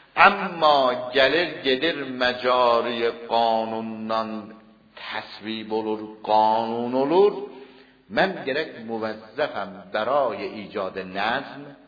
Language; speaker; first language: Persian; non-native, local second language; Azerbaijani